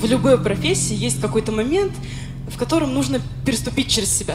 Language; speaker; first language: Russian; native; Russian